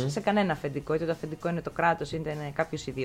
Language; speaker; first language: Greek; native; Greek